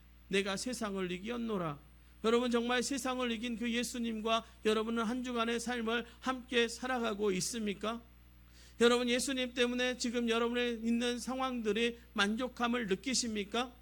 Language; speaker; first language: Korean; native; Korean